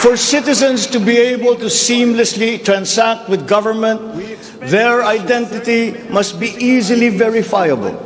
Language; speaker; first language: English; non-native, local second language; Filipino